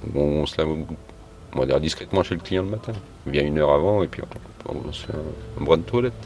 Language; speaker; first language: French; native; French